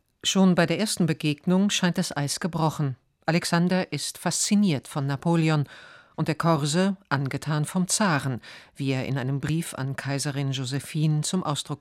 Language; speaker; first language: German; native; German